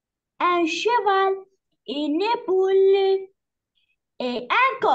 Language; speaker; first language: French; non-native, learner; Arabic